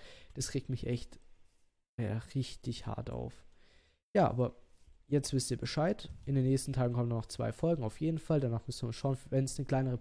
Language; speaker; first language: German; native; German